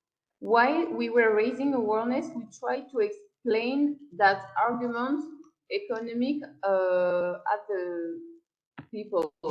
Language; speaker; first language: English; non-native, learner; French